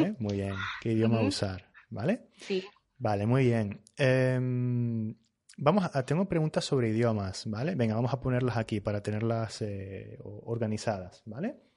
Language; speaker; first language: Spanish; native; Spanish